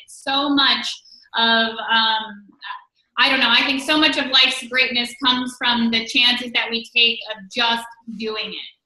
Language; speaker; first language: English; native; English